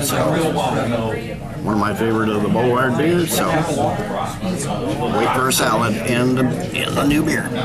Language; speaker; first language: English; native; English